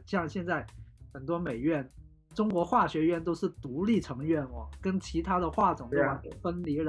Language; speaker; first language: Chinese; non-native, local second language; Cantonese